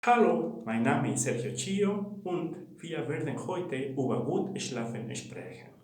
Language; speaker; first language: German; non-native, fluent; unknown